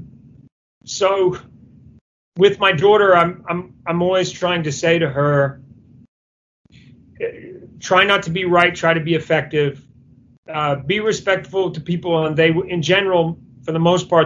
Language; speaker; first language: English; native; English